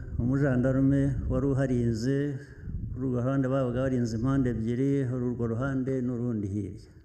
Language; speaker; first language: Kinyarwanda; early bilingual, heritage; Kinyarwanda